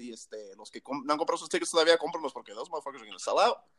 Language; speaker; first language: Spanish; early bilingual, heritage; Spanish